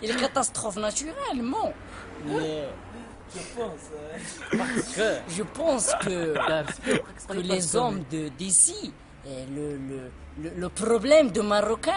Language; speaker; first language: French; non-native, learner; Arabic